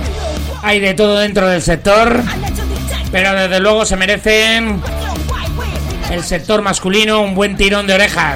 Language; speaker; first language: Spanish; native; Spanish